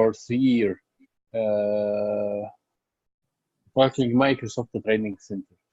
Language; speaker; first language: English; non-native, learner; Arabic